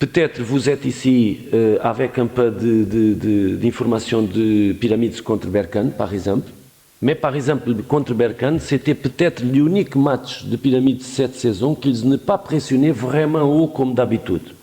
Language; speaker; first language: French; non-native, fluent; Portuguese